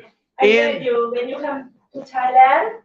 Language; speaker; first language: English; non-native, learner; Thai